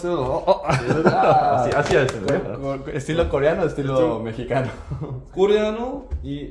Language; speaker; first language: Spanish; non-native, learner; Korean